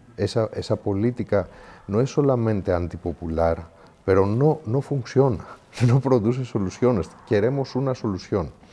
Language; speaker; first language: Spanish; non-native, fluent; Greek